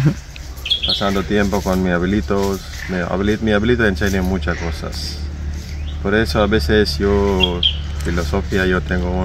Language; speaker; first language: Spanish; non-native, learner; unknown